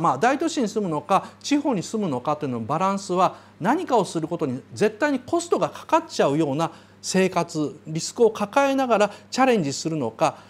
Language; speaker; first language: Japanese; native; Japanese